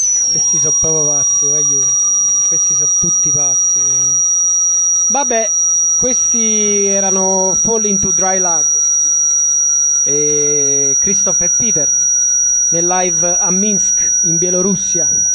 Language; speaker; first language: Italian; native; Italian